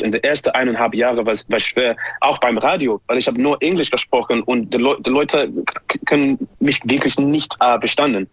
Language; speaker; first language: German; non-native, learner; English